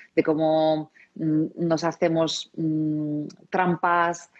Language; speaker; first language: Spanish; non-native, local second language; Basque